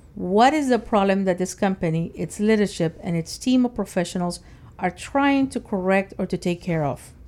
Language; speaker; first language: English; early bilingual, other home language; Spanish